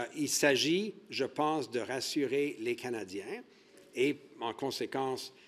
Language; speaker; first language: French; early bilingual, heritage; French